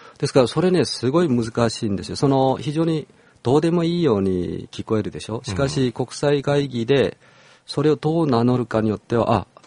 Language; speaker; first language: Japanese; non-native, fluent; Korean